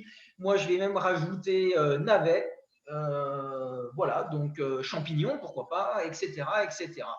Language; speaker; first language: French; native; French